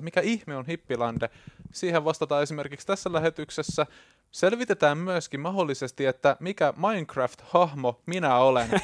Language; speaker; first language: Finnish; native; Finnish